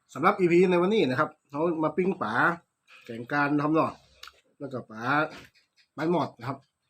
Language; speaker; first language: Thai; native; Thai